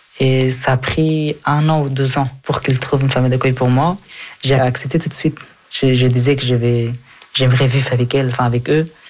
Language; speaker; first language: French; early bilingual, other home language; Persian